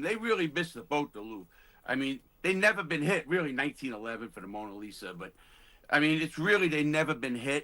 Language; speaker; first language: English; native; English